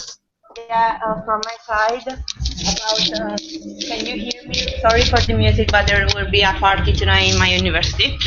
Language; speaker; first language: English; non-native, fluent; Italian